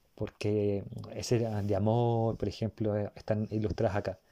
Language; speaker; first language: Spanish; native; Spanish